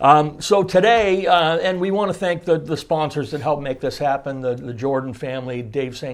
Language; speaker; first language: English; native; English